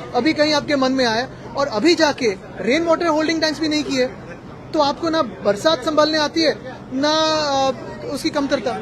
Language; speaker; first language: Hindi; non-native, local second language; Marathi